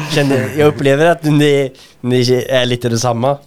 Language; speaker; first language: Swedish; native; Swedish